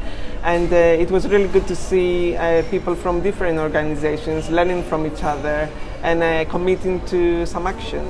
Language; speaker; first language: English; non-native, fluent; Greek